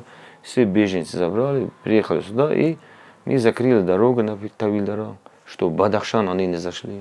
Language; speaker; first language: Russian; non-native, local second language; Tajik